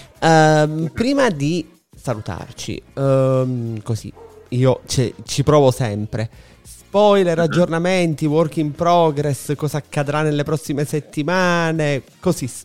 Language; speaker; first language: Italian; native; Italian